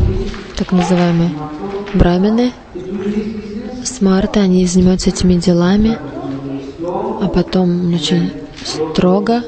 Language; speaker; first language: Russian; non-native, learner; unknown